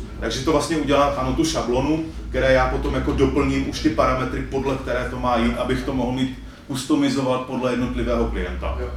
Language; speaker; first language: Czech; native; Czech